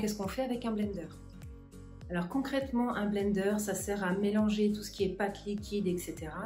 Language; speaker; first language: French; native; French